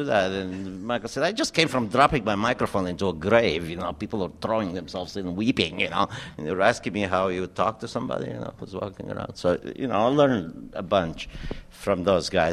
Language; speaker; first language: English; non-native, fluent; German